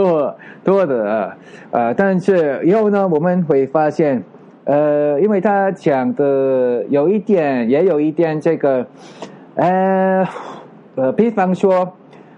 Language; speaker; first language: Chinese; non-native, learner; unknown